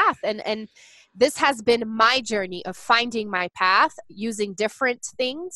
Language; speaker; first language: English; non-native, fluent; Portuguese